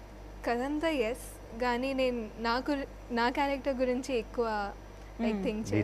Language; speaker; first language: Telugu; non-native, fluent; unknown